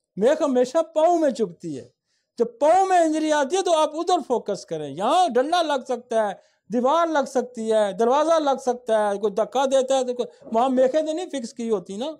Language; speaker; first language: Urdu; non-native, local second language; Saraiki